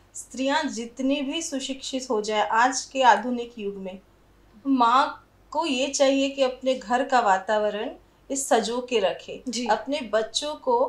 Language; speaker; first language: Hindi; native; Hindi